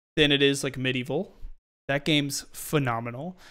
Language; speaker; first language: English; native; English